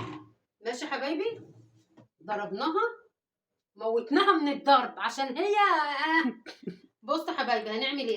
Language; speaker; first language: Arabic; native; Arabic